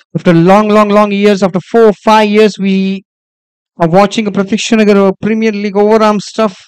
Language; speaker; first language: English; non-native, local second language; Marathi